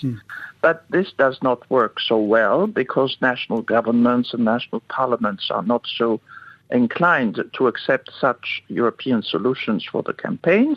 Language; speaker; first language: English; non-native, fluent; French